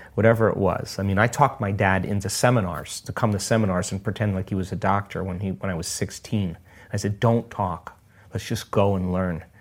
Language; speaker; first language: English; early bilingual, other home language; Italian